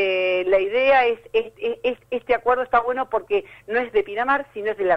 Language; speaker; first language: Spanish; native; Spanish